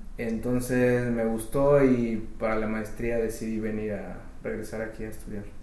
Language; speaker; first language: Spanish; native; Spanish